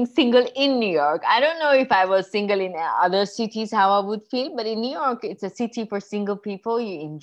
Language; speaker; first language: English; non-native, fluent; Persian